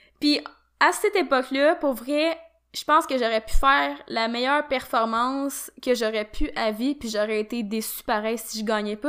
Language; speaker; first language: French; native; French